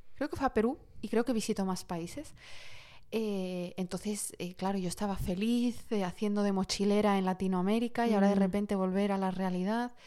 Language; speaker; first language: Spanish; early bilingual, heritage; Arabic